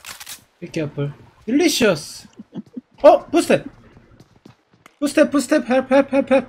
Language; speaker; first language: English; non-native, learner; Korean